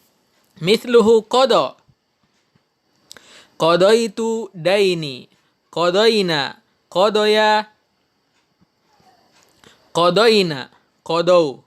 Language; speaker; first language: Arabic; non-native, fluent; Indonesian